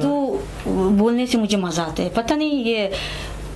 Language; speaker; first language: Hindi; non-native, fluent; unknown